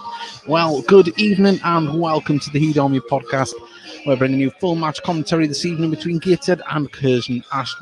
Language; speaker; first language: English; native; English